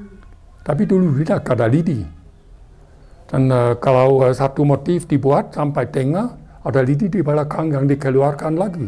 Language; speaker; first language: Indonesian; non-native, fluent; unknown